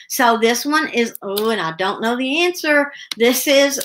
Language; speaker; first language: English; native; English